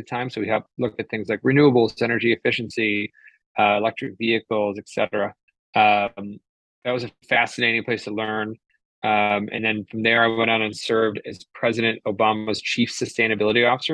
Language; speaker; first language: English; native; English